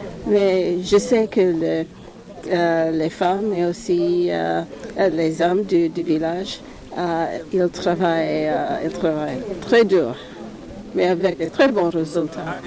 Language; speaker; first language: French; non-native, learner; English